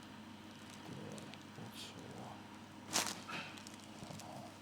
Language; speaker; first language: Chinese; non-native, learner; English